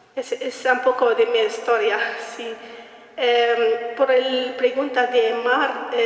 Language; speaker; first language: Spanish; non-native, learner; Arabic